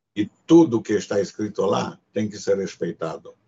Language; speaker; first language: Portuguese; non-native, fluent; Hungarian